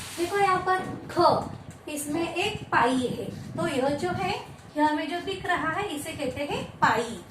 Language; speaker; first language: Hindi; non-native, local second language; Marathi